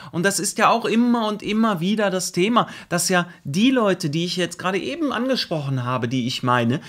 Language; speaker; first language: German; native; German